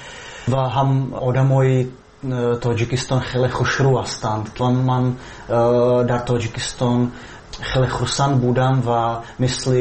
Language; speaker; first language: Persian; non-native, fluent; Czech